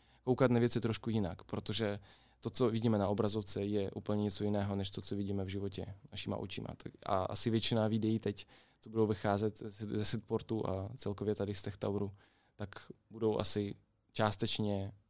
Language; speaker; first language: Czech; non-native, fluent; Ukrainian